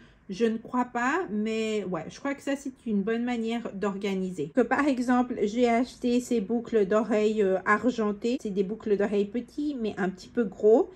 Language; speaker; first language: French; non-native, fluent; Spanish